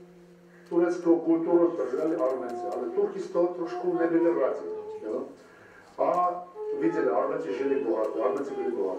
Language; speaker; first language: Czech; non-native, learner; Armenian